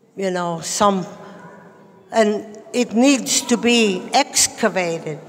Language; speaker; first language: English; early bilingual, other home language; Latvian